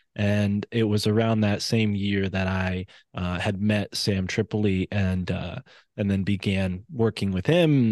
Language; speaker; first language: English; native; English